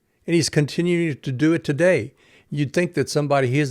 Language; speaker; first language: English; native; English